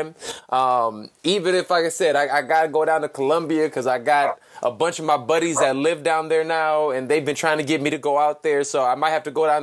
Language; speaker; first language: English; early bilingual, other home language; Spanish